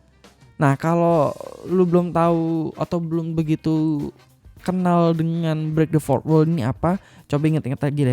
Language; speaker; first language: Indonesian; native; Indonesian